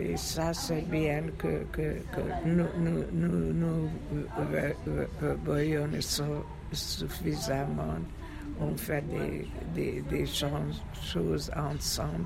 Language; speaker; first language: French; non-native, fluent; Hungarian